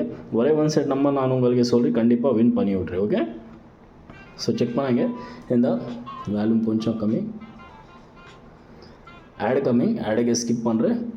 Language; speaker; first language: Tamil; non-native, learner; Kannada